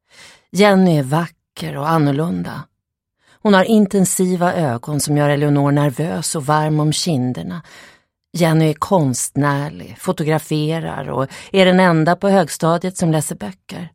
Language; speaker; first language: Swedish; native; Swedish